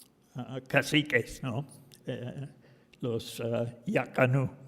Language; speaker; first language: Spanish; non-native, fluent; English